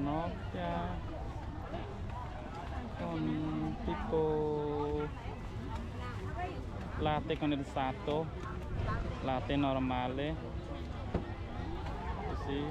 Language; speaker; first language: Italian; non-native, fluent; Vietnamese